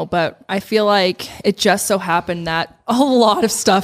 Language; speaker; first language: English; native; English